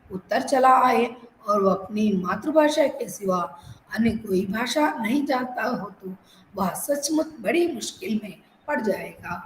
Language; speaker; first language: Hindi; non-native, local second language; Telugu